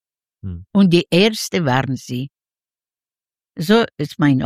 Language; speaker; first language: German; non-native, learner; Yiddish